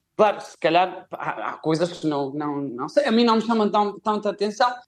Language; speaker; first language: Portuguese; native; Portuguese